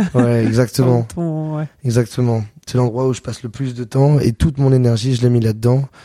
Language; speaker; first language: French; native; French